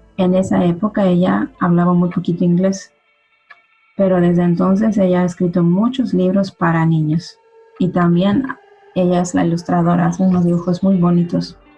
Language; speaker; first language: Spanish; early bilingual, other home language; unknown